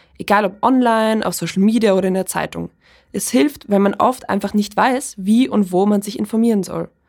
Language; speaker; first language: German; early bilingual, other home language; Polish